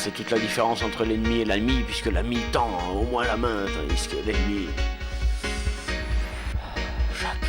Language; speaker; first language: French; native; French